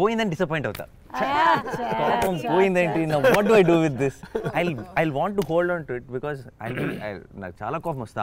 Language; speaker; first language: Telugu; native; Telugu